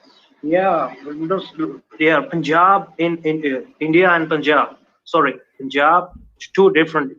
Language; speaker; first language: English; non-native, learner; Punjabi